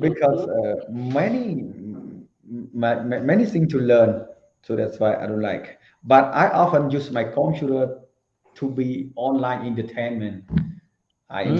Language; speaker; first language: English; non-native, learner; Khmer